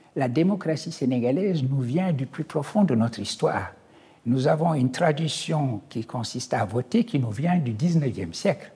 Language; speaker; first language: French; non-native, local second language; Wolof